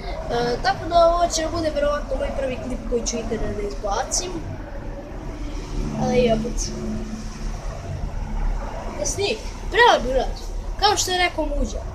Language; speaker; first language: Bosnian; native; Bosnian